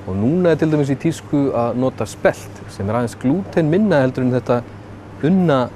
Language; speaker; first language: Icelandic; native; Icelandic